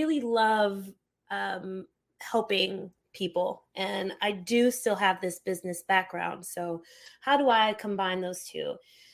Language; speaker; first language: English; early bilingual, other home language; Haitian Creole